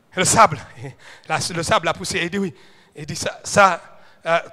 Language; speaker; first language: French; non-native, local second language; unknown